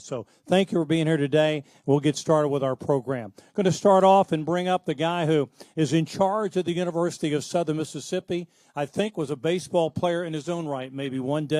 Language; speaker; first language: English; native; English